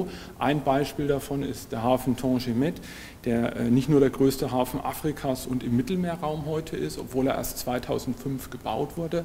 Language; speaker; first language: German; native; German